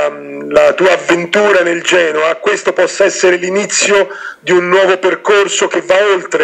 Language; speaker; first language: Italian; native; Italian